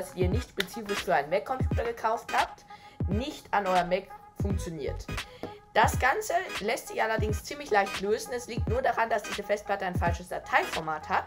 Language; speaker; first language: German; native; German